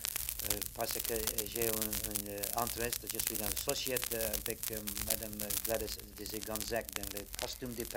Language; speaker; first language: French; non-native, learner; English